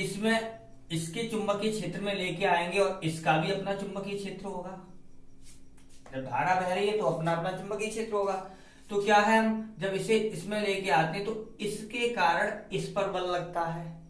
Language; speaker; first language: Hindi; native; Hindi